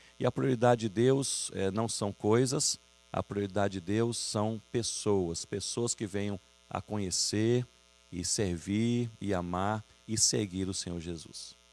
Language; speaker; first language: Portuguese; native; Portuguese